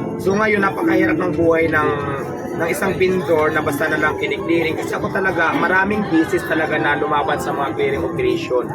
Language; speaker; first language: Filipino; non-native, local second language; Waray